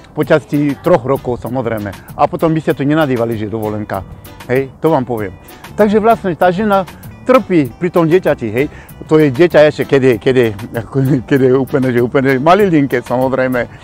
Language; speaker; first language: Slovak; non-native, fluent; Bambara